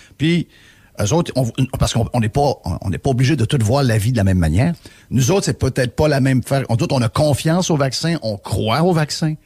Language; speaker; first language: French; native; French